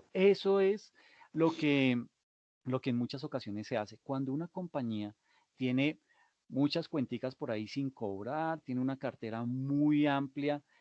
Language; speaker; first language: Spanish; native; Spanish